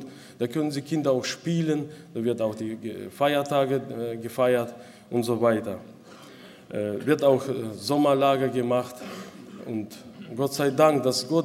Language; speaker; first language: German; non-native, local second language; Russian